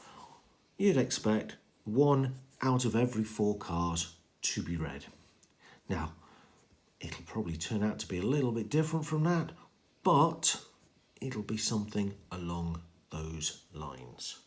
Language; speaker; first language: English; native; English